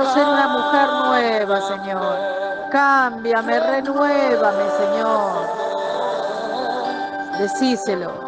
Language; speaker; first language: Spanish; native; Spanish